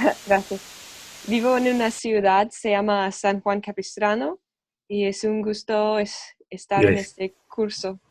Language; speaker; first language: Spanish; non-native, fluent; English